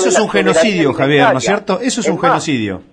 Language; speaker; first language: Spanish; native; Spanish